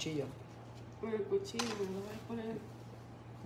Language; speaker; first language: Spanish; early bilingual, heritage; Spanish